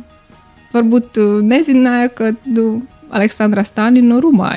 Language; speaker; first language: Latvian; non-native, learner; Romanian